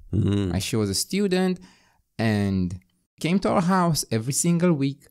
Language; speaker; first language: English; non-native, fluent; Romanian